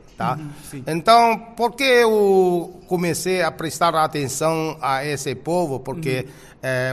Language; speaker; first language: Portuguese; non-native, fluent; Chinese